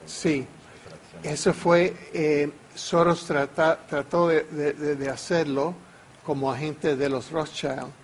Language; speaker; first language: Spanish; non-native, fluent; English